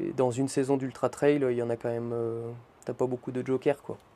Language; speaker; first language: French; native; French